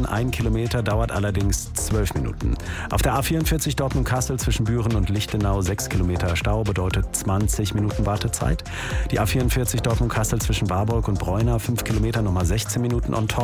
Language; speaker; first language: German; native; German